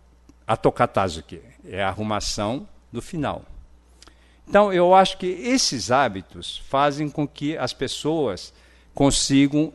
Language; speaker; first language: Portuguese; early bilingual, other home language; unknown